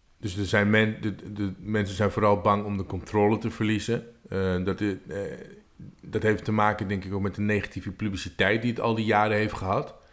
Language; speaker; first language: Dutch; native; Dutch